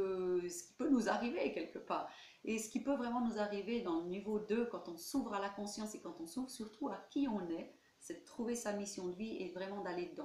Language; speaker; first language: French; native; French